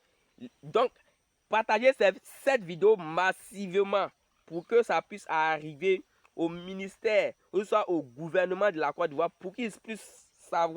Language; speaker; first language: French; non-native, local second language; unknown